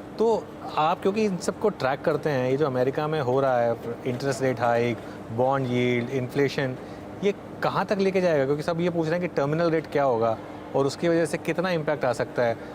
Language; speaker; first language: Hindi; native; Hindi